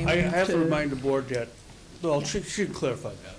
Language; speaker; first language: English; native; English